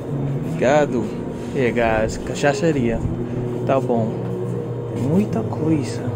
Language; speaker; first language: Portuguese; non-native, learner; English